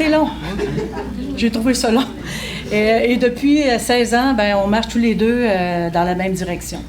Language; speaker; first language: French; native; French